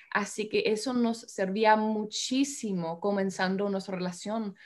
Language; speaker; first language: Spanish; non-native, fluent; English